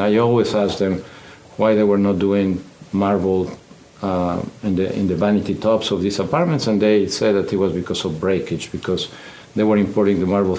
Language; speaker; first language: English; non-native, fluent; Spanish